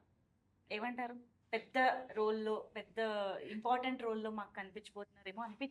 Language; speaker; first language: Telugu; native; Telugu